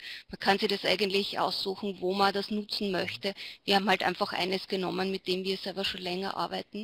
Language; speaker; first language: German; native; German